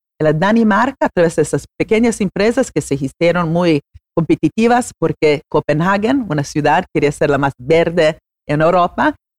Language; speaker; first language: Spanish; non-native, fluent; Italian